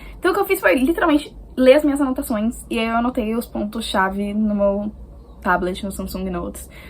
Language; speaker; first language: Portuguese; native; Portuguese